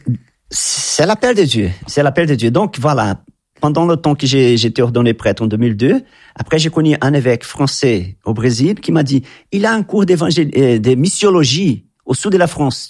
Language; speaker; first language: French; non-native, fluent; Portuguese